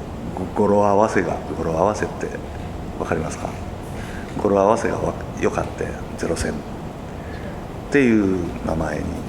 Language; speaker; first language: Japanese; native; Japanese